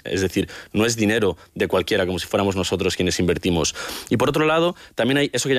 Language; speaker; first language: Spanish; native; Spanish